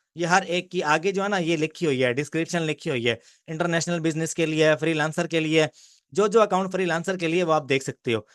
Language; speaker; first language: Urdu; non-native, local second language; Punjabi